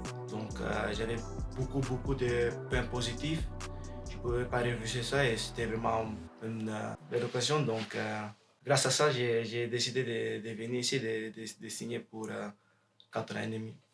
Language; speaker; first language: French; non-native, learner; Dutch